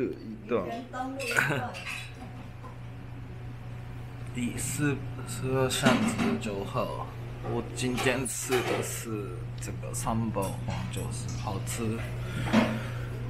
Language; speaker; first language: Chinese; non-native, learner; Japanese